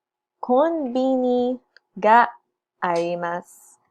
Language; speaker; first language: Japanese; non-native, learner; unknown